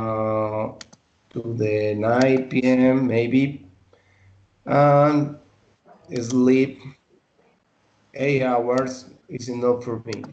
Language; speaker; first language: English; non-native, learner; Spanish